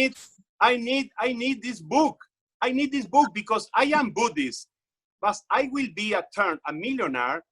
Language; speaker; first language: English; non-native, learner; Portuguese